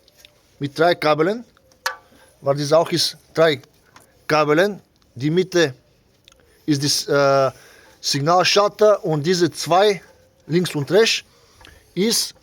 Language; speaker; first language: German; non-native, learner; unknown